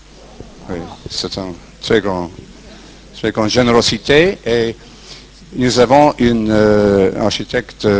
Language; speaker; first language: French; non-native, fluent; English